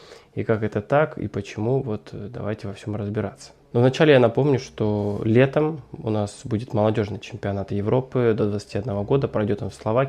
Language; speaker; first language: Russian; native; Russian